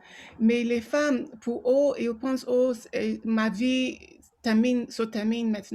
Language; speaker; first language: French; non-native, local second language; Yoruba